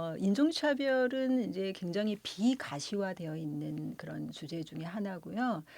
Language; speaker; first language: Korean; native; Korean